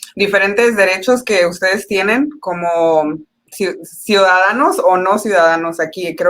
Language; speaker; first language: Spanish; early bilingual, heritage; Spanish